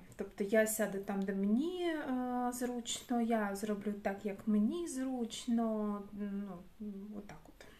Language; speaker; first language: Ukrainian; native; Ukrainian